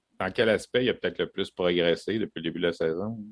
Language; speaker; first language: French; native; French